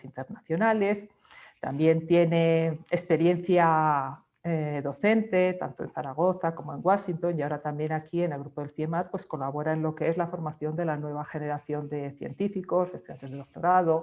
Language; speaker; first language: Spanish; native; Spanish